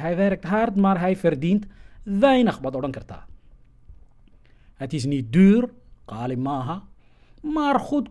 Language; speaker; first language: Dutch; non-native, fluent; Somali